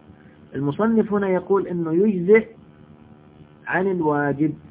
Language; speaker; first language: Arabic; native; Arabic